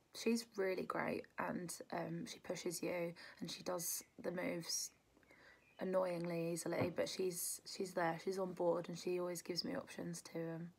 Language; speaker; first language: English; native; English